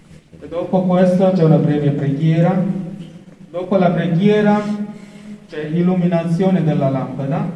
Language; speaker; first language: Italian; non-native, fluent; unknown